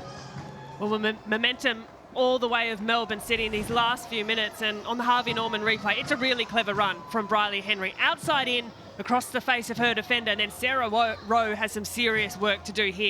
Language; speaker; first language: English; native; English